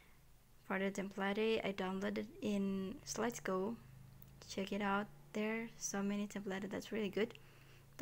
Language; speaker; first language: English; non-native, learner; Indonesian